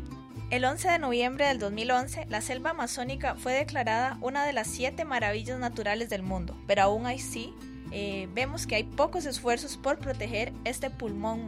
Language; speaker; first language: Spanish; native; Spanish